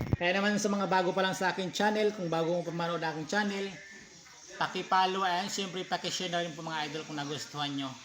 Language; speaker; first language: Filipino; non-native, local second language; Masbatenyo